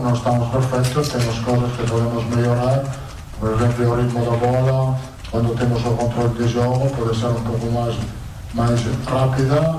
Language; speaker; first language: Portuguese; non-native, fluent; Italian